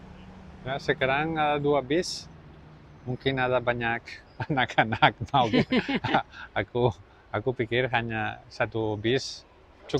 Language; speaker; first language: Indonesian; non-native, learner; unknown